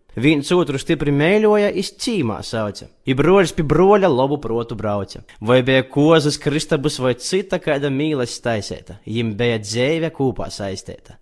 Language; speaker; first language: Latvian; native; Latvian